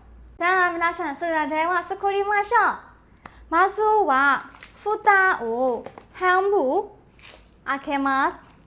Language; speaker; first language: Japanese; non-native, learner; Burmese